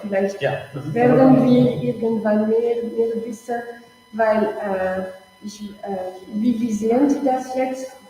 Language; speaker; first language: German; non-native, local second language; French